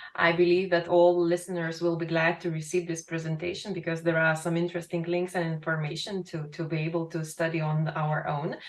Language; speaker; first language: English; non-native, fluent; Lithuanian